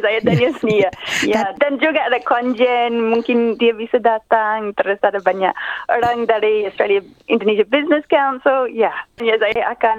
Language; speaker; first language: Indonesian; non-native, fluent; English